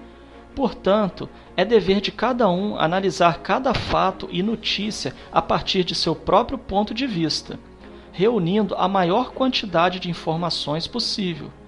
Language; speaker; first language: Portuguese; native; Portuguese